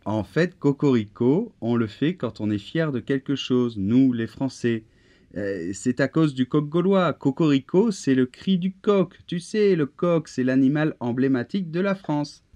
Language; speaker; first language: French; native; French